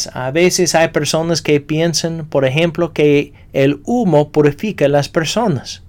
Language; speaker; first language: Spanish; non-native, fluent; English